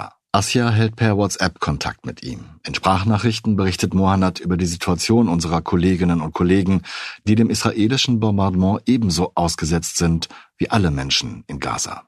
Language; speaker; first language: German; native; German